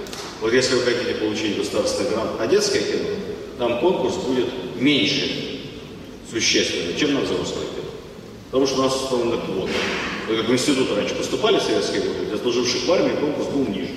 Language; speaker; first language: Russian; native; Russian